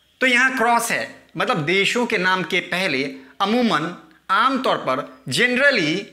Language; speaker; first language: Hindi; native; Hindi